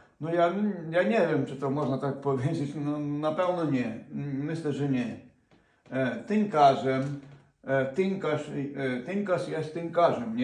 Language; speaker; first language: Polish; non-native, fluent; Ukrainian